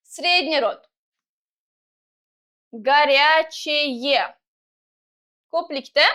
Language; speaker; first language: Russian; non-native, local second language; Uzbek